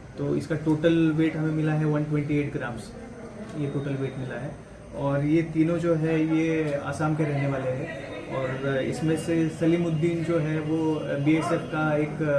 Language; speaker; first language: Hindi; non-native, local second language; Bangla